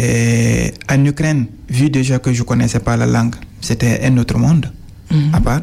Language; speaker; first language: French; non-native, fluent; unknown